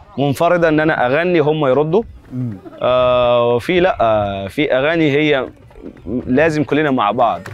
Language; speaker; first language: Egyptian Arabic; non-native, local second language; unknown